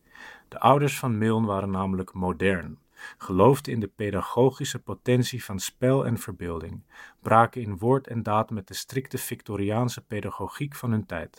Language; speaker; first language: Dutch; native; Dutch